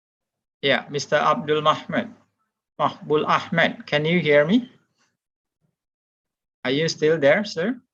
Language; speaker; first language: English; non-native, fluent; Indonesian